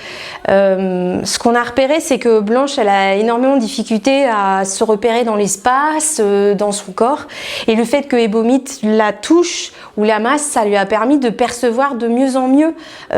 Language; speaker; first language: French; native; French